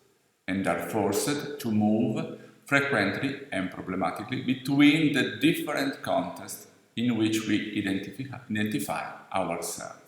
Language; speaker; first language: English; non-native, fluent; Italian